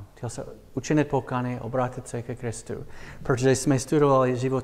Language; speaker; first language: Czech; non-native, fluent; English